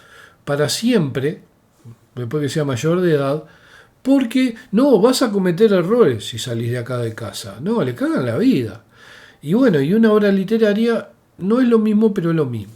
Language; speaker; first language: Spanish; native; Spanish